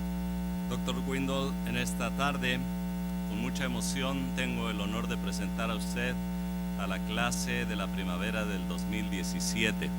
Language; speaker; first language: Spanish; native; Spanish